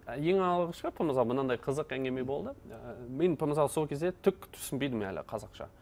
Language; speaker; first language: Kazakh; non-native, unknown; Dutch